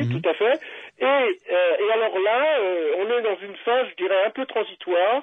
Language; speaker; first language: French; native; French